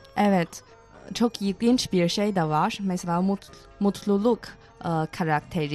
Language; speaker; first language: Turkish; non-native, fluent; Chinese